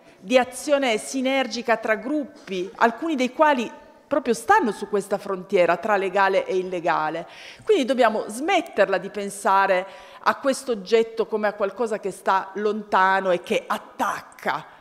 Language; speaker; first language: Italian; native; Italian